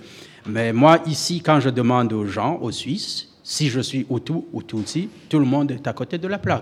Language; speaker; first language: French; non-native, local second language; Rundi